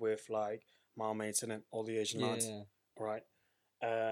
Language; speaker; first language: English; native; English